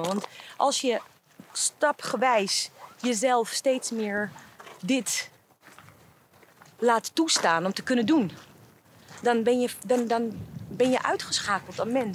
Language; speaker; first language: Dutch; early bilingual, other home language; Bosnian